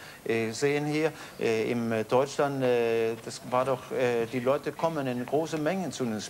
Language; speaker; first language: German; non-native, fluent; Danish